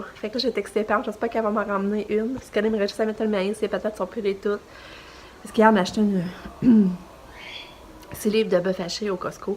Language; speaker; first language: French; native; French